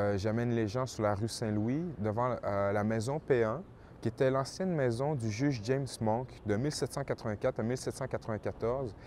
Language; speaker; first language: French; native; French